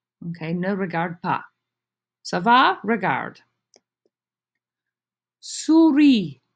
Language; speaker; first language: French; non-native, fluent; English